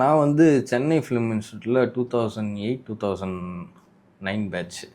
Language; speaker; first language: Tamil; native; Tamil